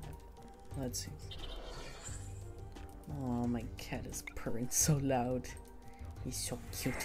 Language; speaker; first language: English; native; English